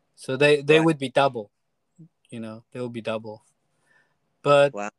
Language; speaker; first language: English; non-native, fluent; Chinese